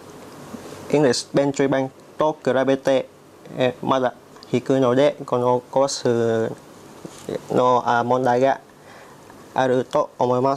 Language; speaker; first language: Japanese; non-native, learner; Vietnamese